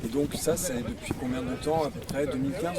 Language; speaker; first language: French; native; French